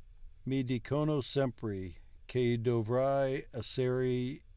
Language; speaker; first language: Italian; non-native, learner; English